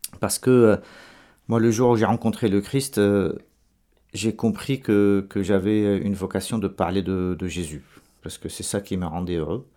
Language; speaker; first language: French; non-native, local second language; Arabic